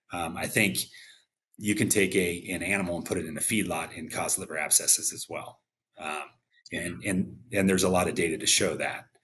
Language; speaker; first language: English; native; English